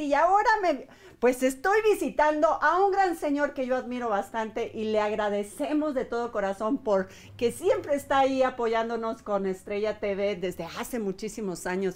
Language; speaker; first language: Spanish; native; Spanish